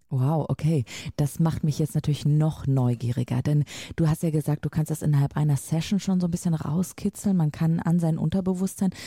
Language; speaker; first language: German; native; German